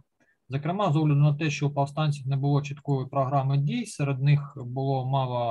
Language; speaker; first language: Ukrainian; native; Ukrainian